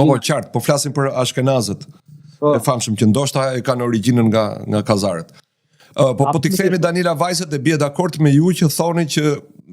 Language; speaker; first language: Albanian; native; Albanian